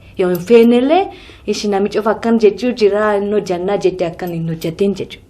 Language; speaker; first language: Oromo; non-native, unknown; Japanese